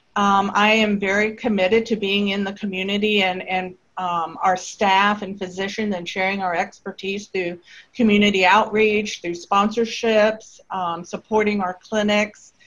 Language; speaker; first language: English; native; English